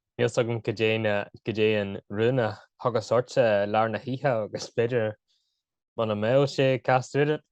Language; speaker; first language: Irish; non-native, local second language; English